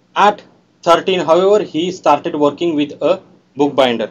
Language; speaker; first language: English; non-native, local second language; Marathi